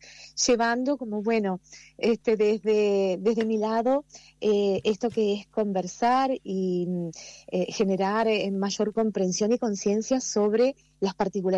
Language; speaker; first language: Spanish; native; Spanish